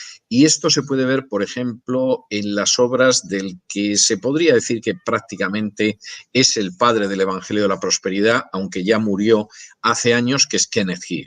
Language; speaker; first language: Spanish; native; Spanish